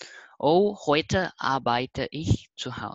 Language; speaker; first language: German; non-native, learner; Portuguese